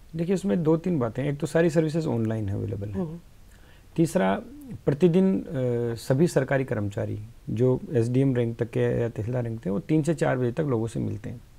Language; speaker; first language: Hindi; native; Hindi